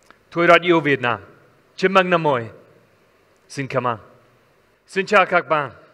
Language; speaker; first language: Vietnamese; non-native, learner; English